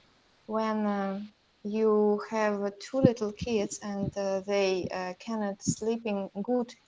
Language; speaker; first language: English; non-native, learner; Russian